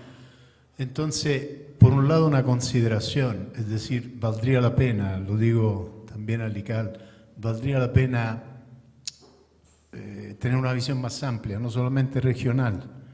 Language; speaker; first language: Spanish; non-native, fluent; Italian